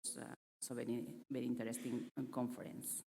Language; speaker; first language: English; non-native, fluent; Catalan